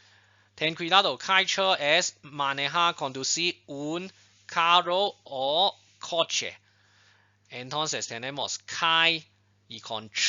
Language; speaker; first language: Spanish; non-native, fluent; Chinese